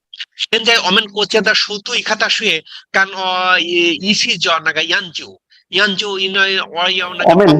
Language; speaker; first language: Chinese; non-native, learner; Bangla